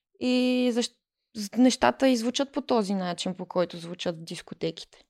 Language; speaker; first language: Bulgarian; early bilingual, heritage; Bulgarian